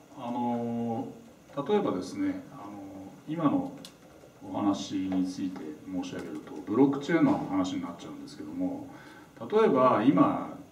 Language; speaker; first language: Japanese; native; Japanese